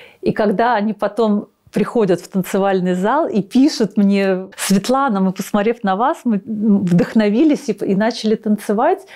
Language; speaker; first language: Russian; native; Russian